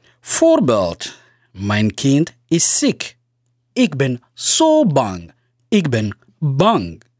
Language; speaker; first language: Dutch; non-native, learner; Somali